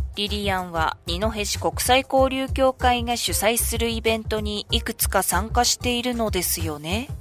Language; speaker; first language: Japanese; native; Japanese